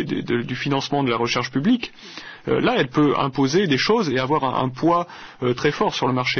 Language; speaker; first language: French; native; French